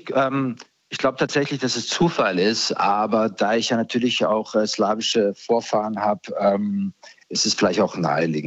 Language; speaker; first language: German; early bilingual, other home language; Croatian